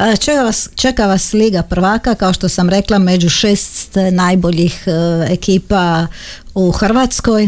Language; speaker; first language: Croatian; native; Croatian